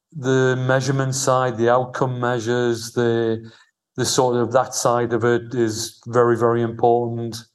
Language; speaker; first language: English; native; English